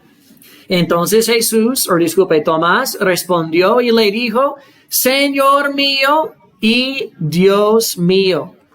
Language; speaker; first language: Spanish; non-native, fluent; English